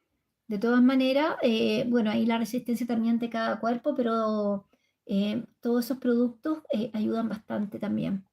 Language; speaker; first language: Spanish; native; Spanish